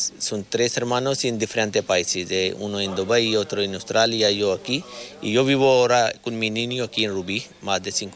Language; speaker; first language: Spanish; non-native, learner; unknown